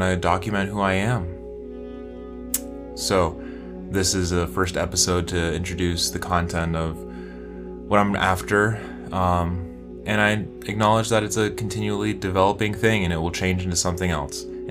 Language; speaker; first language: English; native; English